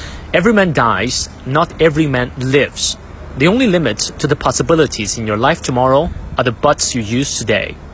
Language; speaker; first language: English; non-native, fluent; Chinese